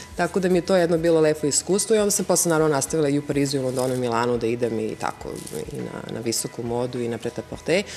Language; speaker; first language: Serbian; early bilingual, heritage; English